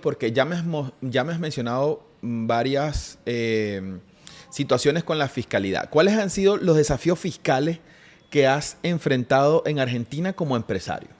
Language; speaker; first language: Spanish; native; Spanish